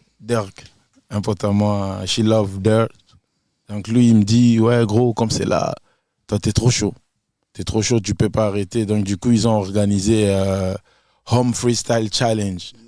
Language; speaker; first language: French; non-native, local second language; Lingala